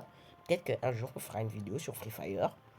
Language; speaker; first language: French; native; French